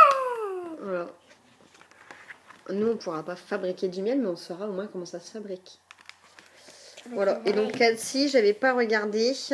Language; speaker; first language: French; native; French